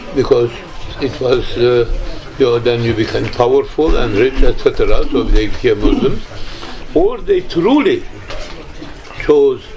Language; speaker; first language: English; non-native, fluent; Turkish